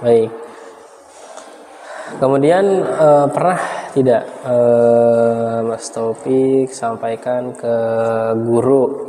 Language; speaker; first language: Indonesian; native; Indonesian